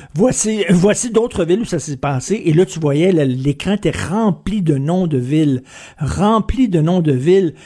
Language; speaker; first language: French; native; French